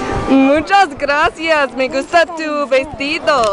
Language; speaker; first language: Spanish; non-native, learner; English